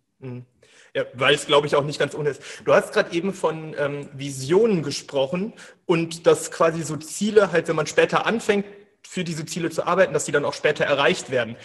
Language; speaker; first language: German; native; German